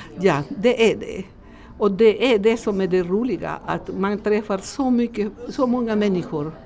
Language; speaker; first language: Swedish; non-native, fluent; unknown